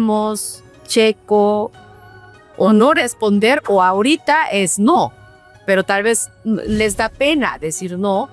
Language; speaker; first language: Spanish; non-native, fluent; Korean